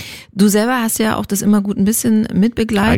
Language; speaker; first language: German; native; German